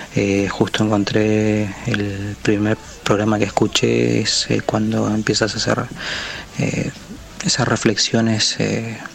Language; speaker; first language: Spanish; native; Spanish